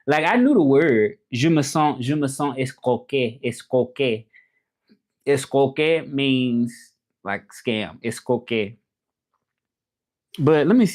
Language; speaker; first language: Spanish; non-native, fluent; English